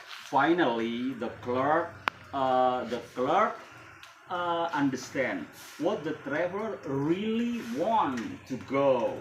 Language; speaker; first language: English; non-native, learner; Indonesian